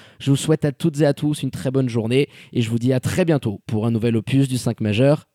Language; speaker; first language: French; native; French